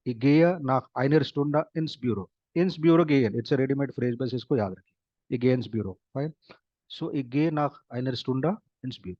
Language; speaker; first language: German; non-native, fluent; Hindi